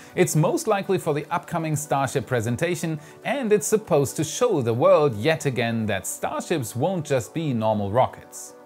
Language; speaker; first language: English; non-native, fluent; German